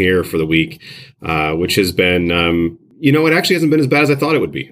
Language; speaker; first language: English; native; English